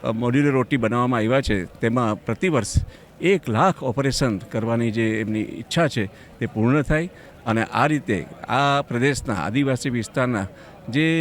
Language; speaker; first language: Gujarati; native; Gujarati